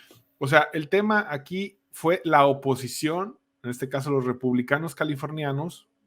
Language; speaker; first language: Spanish; native; Spanish